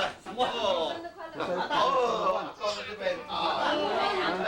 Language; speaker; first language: Chinese; non-native, local second language; Amis